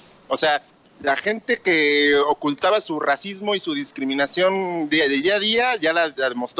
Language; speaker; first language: Spanish; native; Spanish